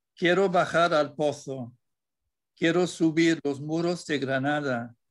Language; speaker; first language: Spanish; non-native, fluent; English